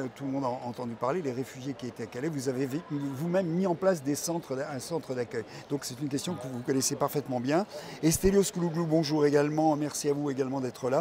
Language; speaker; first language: French; native; French